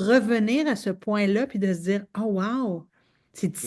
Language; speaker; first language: French; native; French